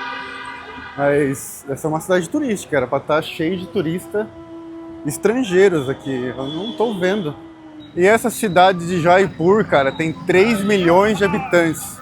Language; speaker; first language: Portuguese; native; Portuguese